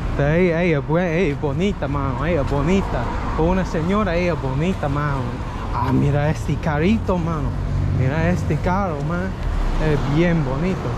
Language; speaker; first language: Spanish; non-native, learner; English